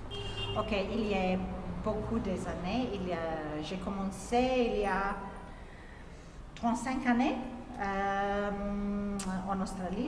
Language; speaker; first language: French; non-native, fluent; English